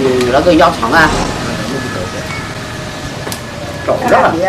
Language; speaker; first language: Chinese; native; Chinese